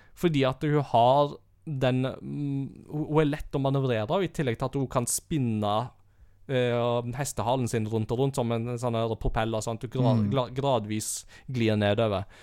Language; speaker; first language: Norwegian; early bilingual, heritage; Norwegian